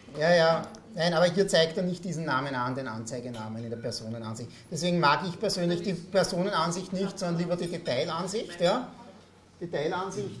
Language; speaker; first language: German; native; German